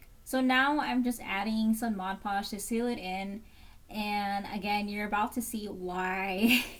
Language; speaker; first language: English; native; English